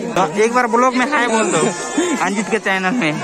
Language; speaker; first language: Hindi; native; Hindi